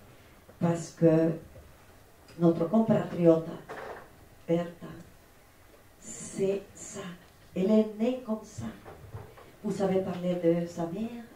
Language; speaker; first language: French; non-native, fluent; Spanish